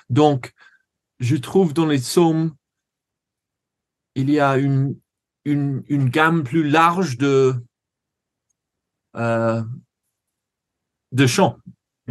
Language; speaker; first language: French; non-native, fluent; English